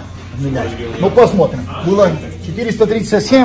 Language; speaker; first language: Russian; non-native, fluent; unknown